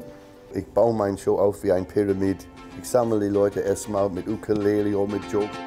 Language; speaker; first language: German; non-native, fluent; English